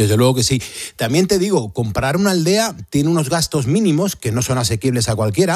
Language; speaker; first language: Spanish; native; Spanish